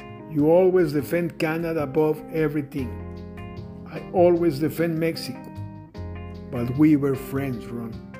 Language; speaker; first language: English; non-native, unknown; Spanish